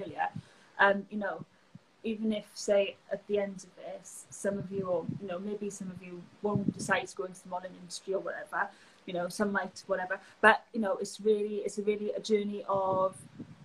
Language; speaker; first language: English; native; English